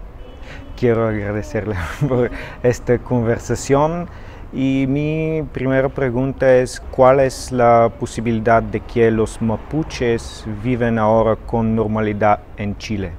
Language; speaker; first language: Spanish; non-native, fluent; Bulgarian